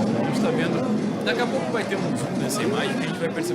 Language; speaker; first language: Portuguese; native; Portuguese